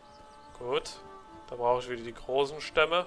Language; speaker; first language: German; native; German